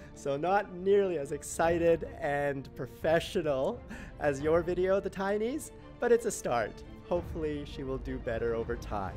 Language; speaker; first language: English; native; English